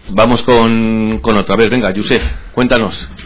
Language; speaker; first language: Spanish; native; Spanish